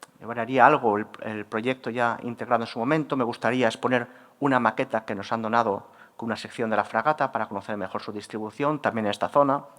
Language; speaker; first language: Spanish; native; Spanish